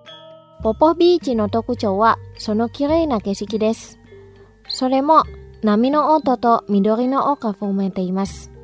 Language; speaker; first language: Japanese; non-native, fluent; Indonesian